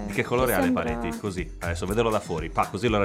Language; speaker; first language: Italian; native; Italian